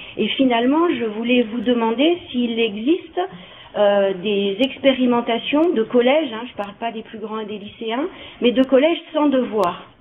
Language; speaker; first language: French; native; French